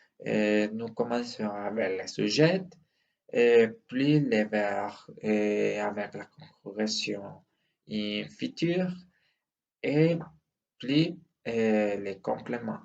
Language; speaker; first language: French; non-native, learner; Spanish